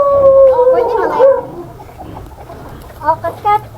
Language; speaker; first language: Filipino; non-native, local second language; Cebuano